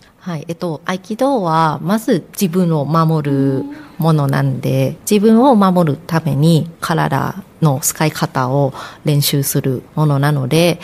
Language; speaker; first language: Japanese; non-native, fluent; Thai